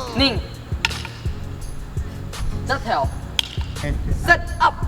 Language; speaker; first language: Thai; native; Thai